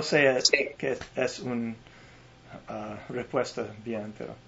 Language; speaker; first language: Spanish; non-native, learner; English